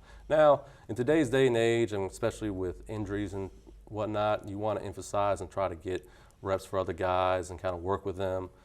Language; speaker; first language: English; native; English